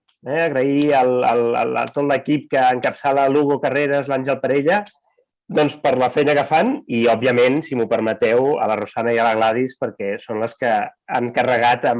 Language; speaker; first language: Catalan; native; Catalan